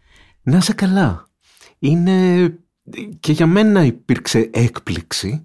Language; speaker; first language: Greek; native; Greek